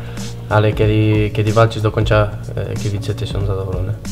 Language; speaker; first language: Polish; non-native, learner; Spanish